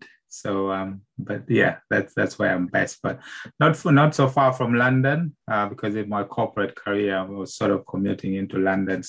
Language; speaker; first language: English; non-native, local second language; Nyanja